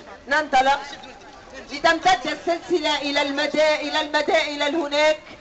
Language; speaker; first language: Arabic; native; Arabic